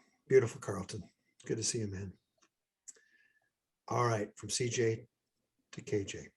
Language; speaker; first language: English; native; English